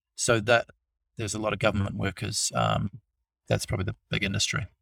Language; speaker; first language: English; native; English